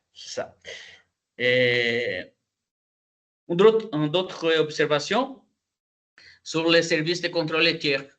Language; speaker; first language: French; non-native, learner; Portuguese